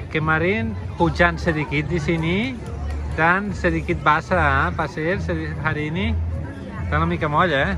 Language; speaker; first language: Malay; non-native, fluent; Catalan